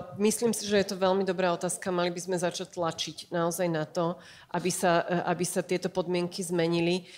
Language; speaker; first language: Slovak; native; Slovak